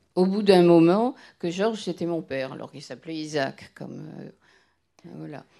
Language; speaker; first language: French; native; French